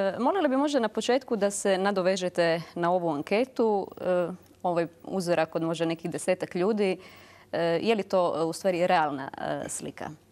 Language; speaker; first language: Croatian; native; Croatian